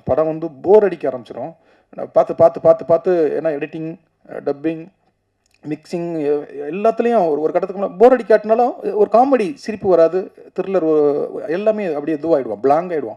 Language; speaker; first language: Tamil; native; Tamil